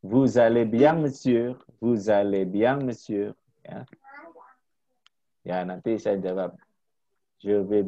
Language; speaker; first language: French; non-native, fluent; Indonesian